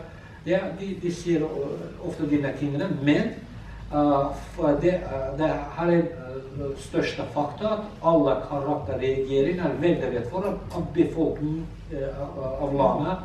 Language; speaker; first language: Norwegian; non-native, learner; Azerbaijani